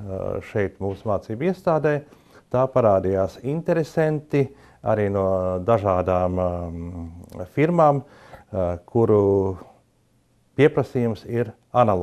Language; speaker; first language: Latvian; native; Latvian